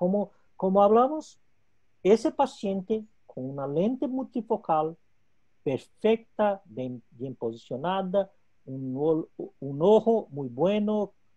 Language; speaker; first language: Spanish; non-native, local second language; Portuguese